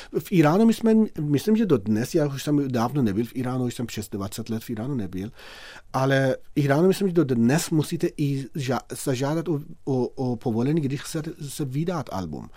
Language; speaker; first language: Czech; non-native, fluent; Persian